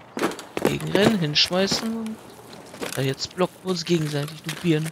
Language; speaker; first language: German; native; German